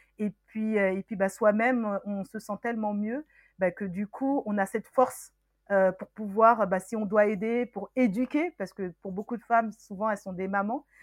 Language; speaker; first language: French; early bilingual, other home language; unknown